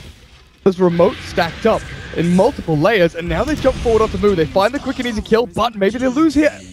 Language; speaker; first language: English; native; English